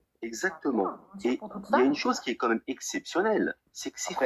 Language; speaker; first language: French; native; French